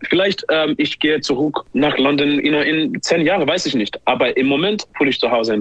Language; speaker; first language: German; non-native, fluent; English